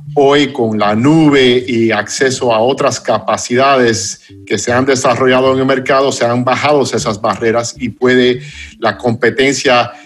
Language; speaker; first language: Spanish; non-native, fluent; English